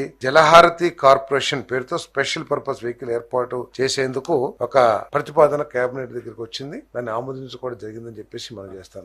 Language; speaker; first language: Telugu; native; Telugu